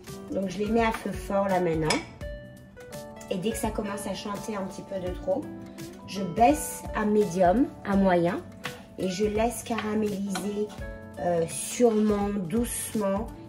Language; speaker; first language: French; native; French